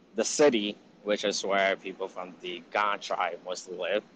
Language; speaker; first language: English; early bilingual, other home language; Akan